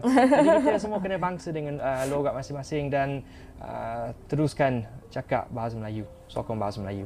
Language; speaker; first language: Malay; non-native, fluent; English